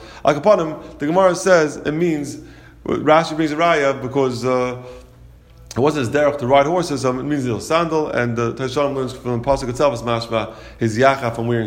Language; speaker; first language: English; native; English